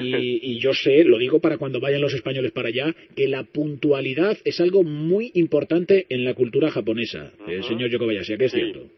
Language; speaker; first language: Spanish; native; Spanish